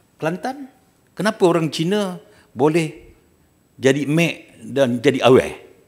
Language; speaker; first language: Malay; native; Malay